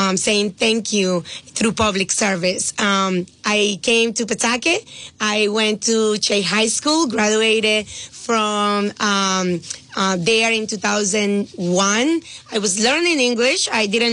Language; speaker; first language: English; non-native, fluent; Spanish